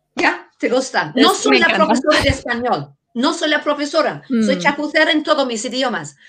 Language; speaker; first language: Spanish; non-native, fluent; English